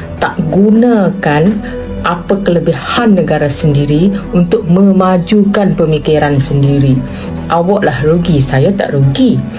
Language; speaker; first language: Malay; non-native, fluent; Thai